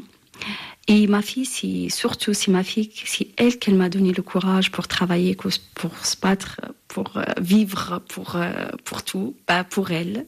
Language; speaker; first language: French; non-native, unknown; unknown